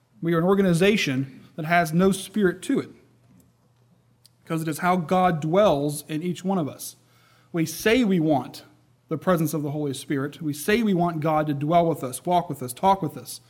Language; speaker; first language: English; native; English